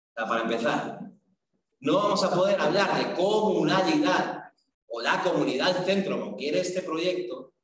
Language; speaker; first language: Spanish; native; Spanish